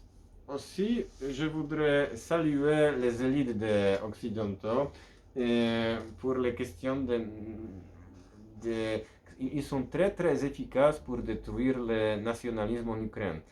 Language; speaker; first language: French; non-native, fluent; Polish